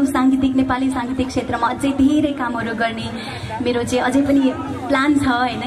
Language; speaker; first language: Nepali; early bilingual, heritage; Nepali